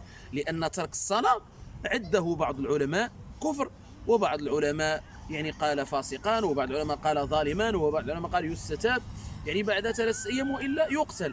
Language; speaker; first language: Arabic; native; Arabic